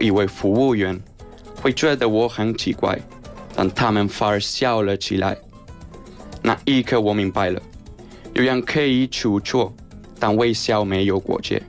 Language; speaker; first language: Chinese; non-native, fluent; Spanish